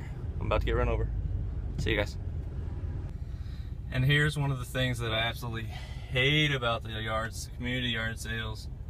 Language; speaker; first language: English; native; English